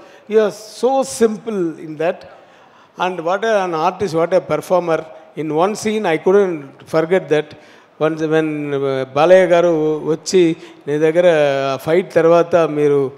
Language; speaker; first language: Telugu; non-native, learner; Tamil